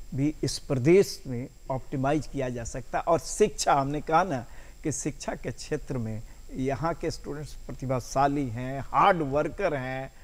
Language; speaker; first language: Hindi; native; Hindi